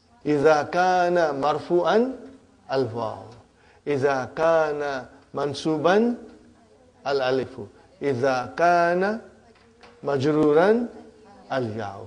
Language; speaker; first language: Arabic; non-native, fluent; Urdu